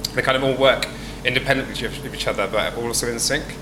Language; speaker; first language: English; native; English